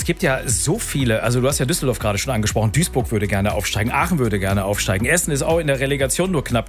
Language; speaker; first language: German; native; German